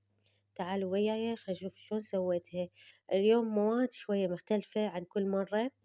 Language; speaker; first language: Arabic; native; Arabic